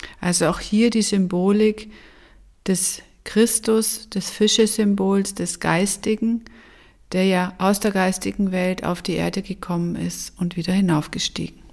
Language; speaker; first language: German; native; German